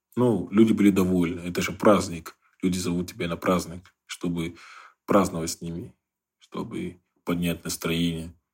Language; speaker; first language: Russian; non-native, fluent; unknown